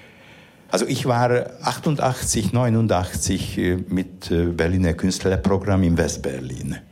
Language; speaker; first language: German; non-native, fluent; Hungarian